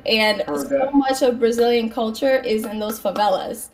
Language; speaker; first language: English; native; English